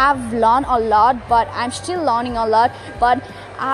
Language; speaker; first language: English; non-native, local second language; Nepali